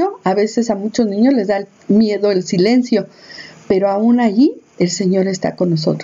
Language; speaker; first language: Spanish; native; Spanish